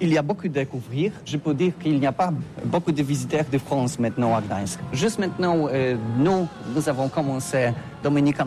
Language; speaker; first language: French; non-native, fluent; Polish